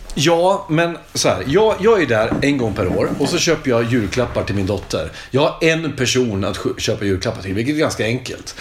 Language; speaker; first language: Swedish; native; Swedish